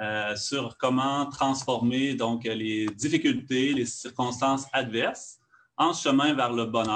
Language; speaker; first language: French; native; French